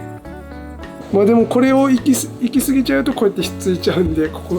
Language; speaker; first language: Japanese; native; Japanese